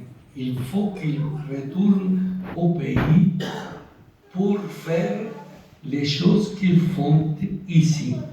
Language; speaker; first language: French; non-native, local second language; Italian